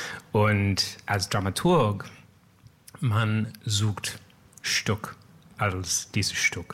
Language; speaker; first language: German; non-native, learner; French